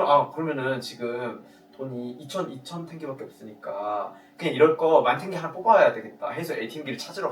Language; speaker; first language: Korean; native; Korean